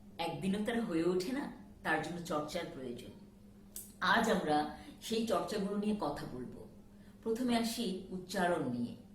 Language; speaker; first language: Bangla; native; Bangla